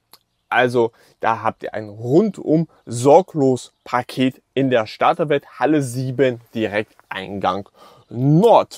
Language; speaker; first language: German; native; German